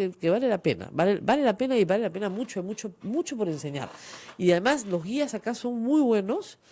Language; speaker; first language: Spanish; native; Spanish